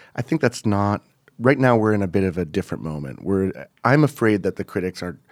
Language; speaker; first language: English; native; English